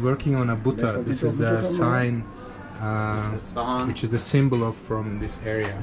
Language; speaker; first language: English; non-native, fluent; Azerbaijani